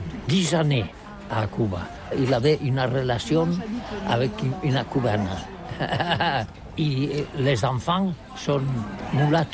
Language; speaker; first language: French; non-native, learner; Catalan